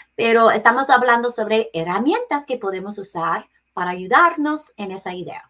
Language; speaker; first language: Spanish; non-native, learner; English